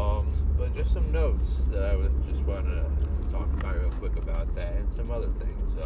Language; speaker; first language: English; native; English